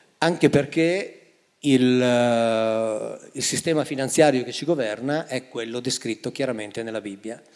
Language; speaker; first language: Italian; native; Italian